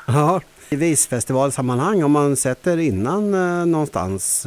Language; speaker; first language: Swedish; native; Swedish